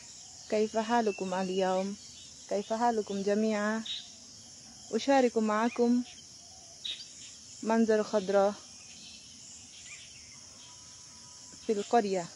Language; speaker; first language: Arabic; non-native, learner; Bangla